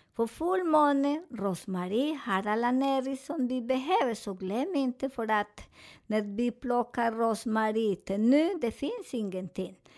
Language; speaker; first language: Swedish; non-native, fluent; Spanish